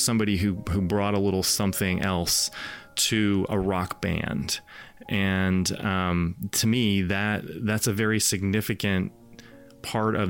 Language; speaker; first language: English; native; English